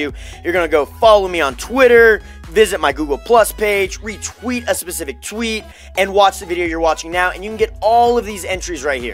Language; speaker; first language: English; native; English